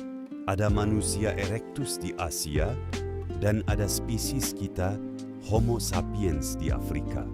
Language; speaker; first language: Indonesian; native; Indonesian